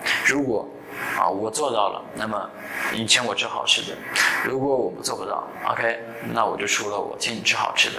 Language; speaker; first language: Chinese; native; Chinese